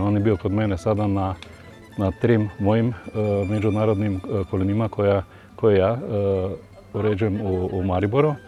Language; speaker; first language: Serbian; non-native, learner; Slovenian